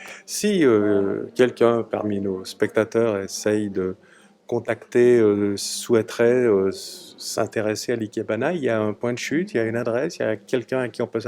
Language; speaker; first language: French; native; French